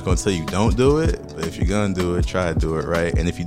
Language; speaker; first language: English; native; English